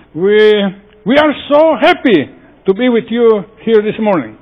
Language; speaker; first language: English; non-native, fluent; Spanish